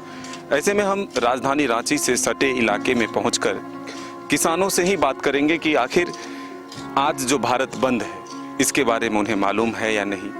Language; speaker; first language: Hindi; native; Hindi